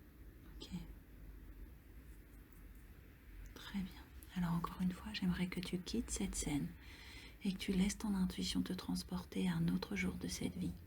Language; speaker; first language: French; native; French